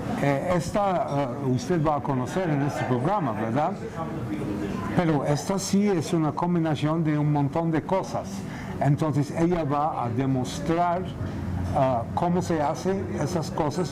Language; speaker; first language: Spanish; non-native, fluent; English